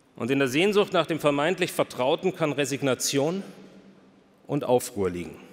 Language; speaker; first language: German; native; German